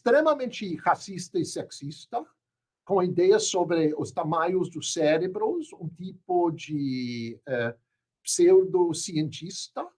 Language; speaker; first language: Portuguese; non-native, fluent; English